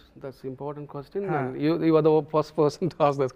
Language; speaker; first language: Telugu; non-native, learner; Tamil